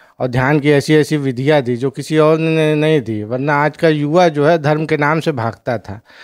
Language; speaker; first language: Hindi; native; Hindi